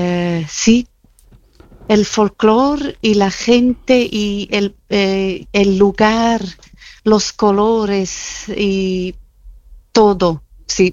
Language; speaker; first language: Spanish; non-native, fluent; German